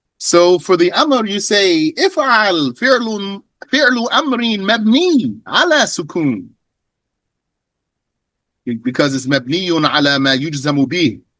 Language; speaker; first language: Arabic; non-native, fluent; English